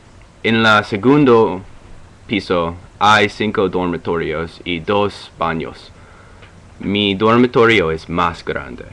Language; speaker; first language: Spanish; non-native, learner; English